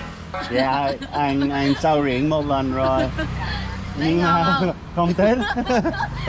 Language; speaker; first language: Vietnamese; non-native, learner; English